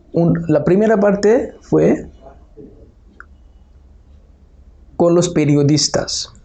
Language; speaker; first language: Spanish; non-native, fluent; Bangla